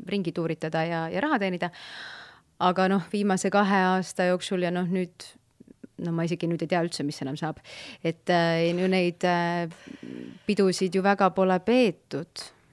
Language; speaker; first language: Estonian; native; Estonian